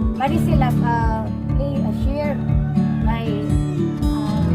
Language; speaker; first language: English; non-native, local second language; Cebuano